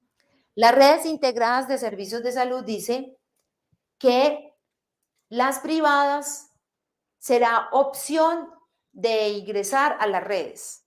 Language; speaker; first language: Spanish; native; Spanish